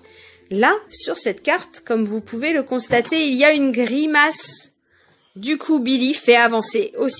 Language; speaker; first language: French; native; French